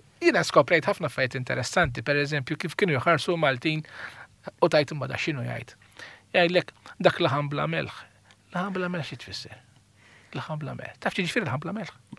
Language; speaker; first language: Maltese; native; Maltese